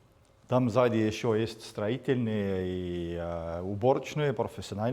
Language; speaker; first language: Russian; non-native, fluent; Estonian